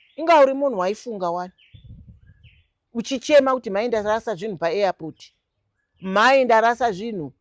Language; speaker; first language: Shona; native; Shona